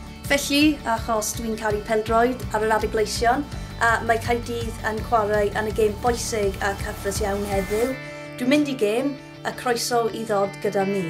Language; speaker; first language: Welsh; non-native, local second language; English